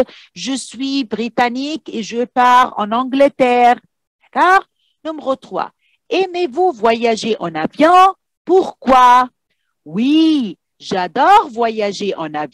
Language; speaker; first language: French; non-native, fluent; Arabic